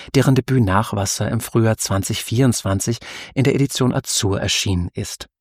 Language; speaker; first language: German; native; German